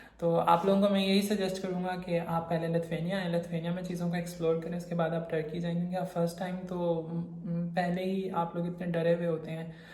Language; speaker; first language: Urdu; non-native, local second language; Saraiki